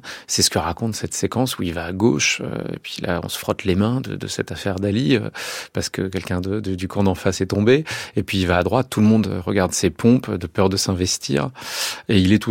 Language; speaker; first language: French; native; French